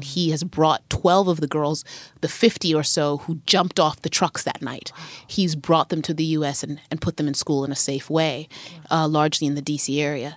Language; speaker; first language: English; native; English